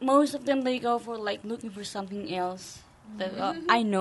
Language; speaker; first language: English; non-native, fluent; Spanish